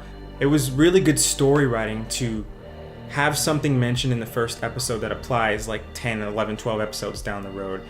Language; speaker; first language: English; native; English